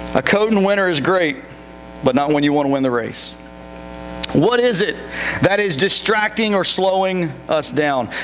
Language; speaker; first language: English; native; English